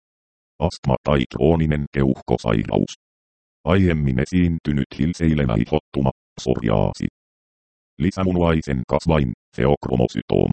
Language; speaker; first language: Finnish; native; Finnish